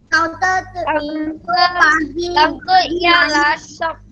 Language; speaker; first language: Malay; non-native, learner; Chinese